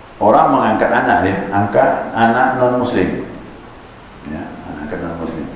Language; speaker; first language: Malay; native; Malay